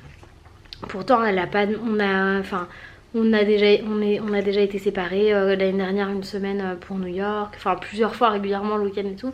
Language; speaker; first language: French; native; French